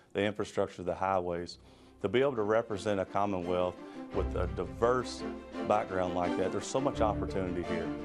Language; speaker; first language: English; native; English